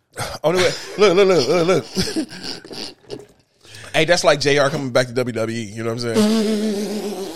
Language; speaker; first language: English; native; English